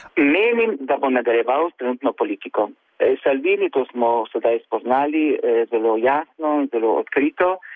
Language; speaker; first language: Slovenian; native; Slovenian